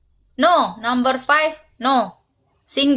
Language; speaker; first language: English; non-native, learner; Indonesian